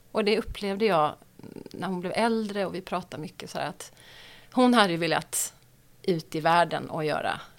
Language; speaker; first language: Swedish; native; Swedish